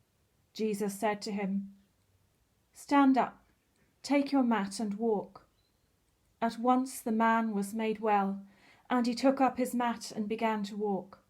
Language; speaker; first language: English; native; English